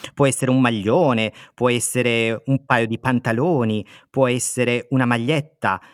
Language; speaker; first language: Italian; native; Italian